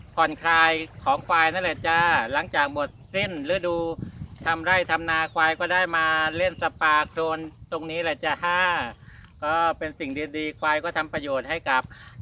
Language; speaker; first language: Thai; native; Thai